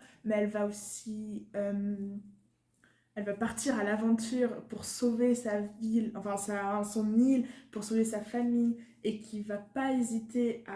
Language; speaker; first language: French; native; French